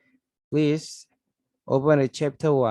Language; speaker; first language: English; non-native, learner; Indonesian